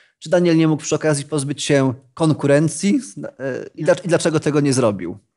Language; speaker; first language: Polish; native; Polish